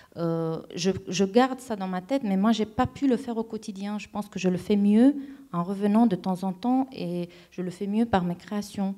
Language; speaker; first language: French; non-native, fluent; Romanian